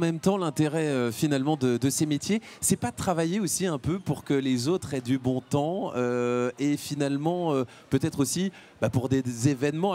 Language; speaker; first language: French; native; French